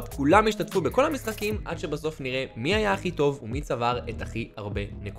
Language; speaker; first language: Hebrew; native; Hebrew